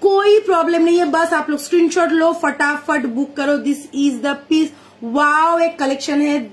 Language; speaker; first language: Hindi; non-native, local second language; Bangla